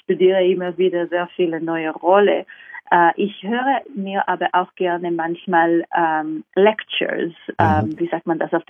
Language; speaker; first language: German; non-native, fluent; Hebrew